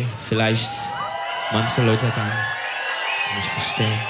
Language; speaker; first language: German; non-native, learner; Turkish